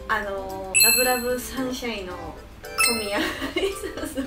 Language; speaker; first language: Japanese; non-native, fluent; Chinese